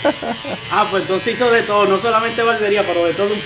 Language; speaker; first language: Spanish; native; Spanish